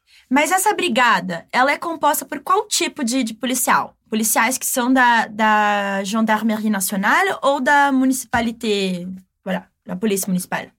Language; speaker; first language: Portuguese; native; Portuguese